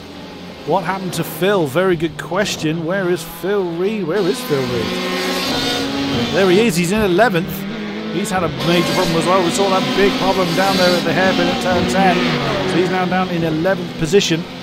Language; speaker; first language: English; native; English